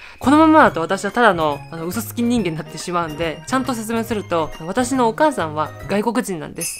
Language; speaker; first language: Japanese; native; Japanese